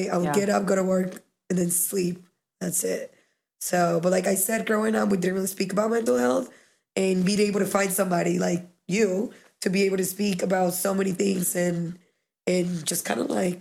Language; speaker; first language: English; non-native, fluent; Spanish